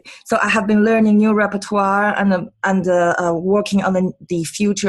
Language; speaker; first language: English; non-native, fluent; Chinese